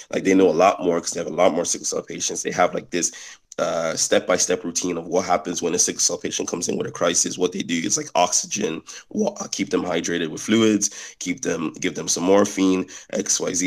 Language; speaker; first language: English; native; English